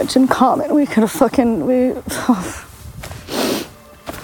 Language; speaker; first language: English; native; English